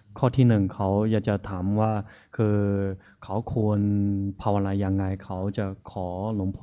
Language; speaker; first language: Thai; non-native, fluent; Chinese